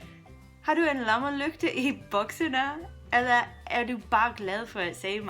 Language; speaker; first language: Danish; non-native, learner; English